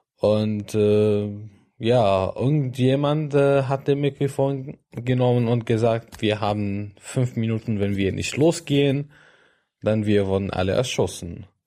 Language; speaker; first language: German; non-native, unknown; Arabic